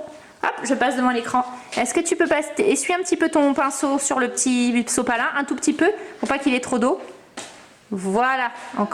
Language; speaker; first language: French; native; French